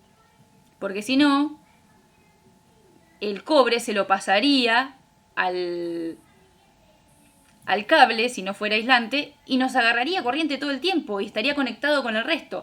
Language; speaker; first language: Spanish; native; Spanish